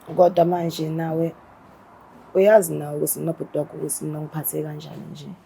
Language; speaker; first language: Zulu; non-native, local second language; Southern Sotho